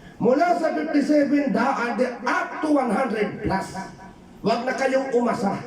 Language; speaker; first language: Filipino; non-native, local second language; Bikol